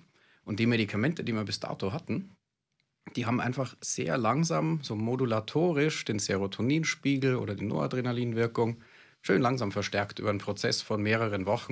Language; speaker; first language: German; native; German